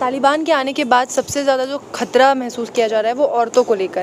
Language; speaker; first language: Hindi; native; Hindi